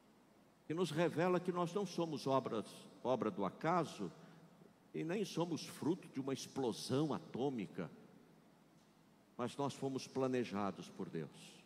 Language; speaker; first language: Portuguese; native; Portuguese